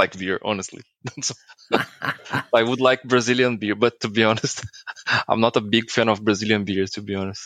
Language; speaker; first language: English; non-native, fluent; Portuguese